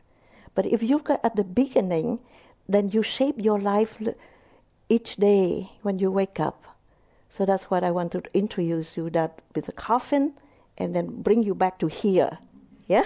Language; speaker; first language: English; non-native, fluent; Vietnamese